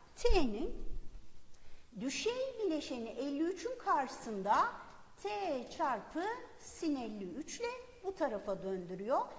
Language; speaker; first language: Turkish; native; Turkish